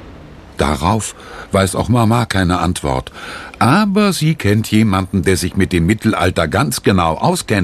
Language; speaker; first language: German; native; German